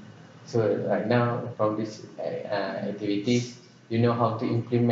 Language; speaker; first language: English; non-native, local second language; Malay